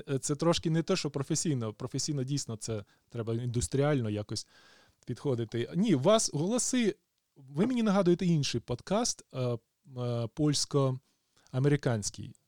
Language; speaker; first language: Ukrainian; native; Ukrainian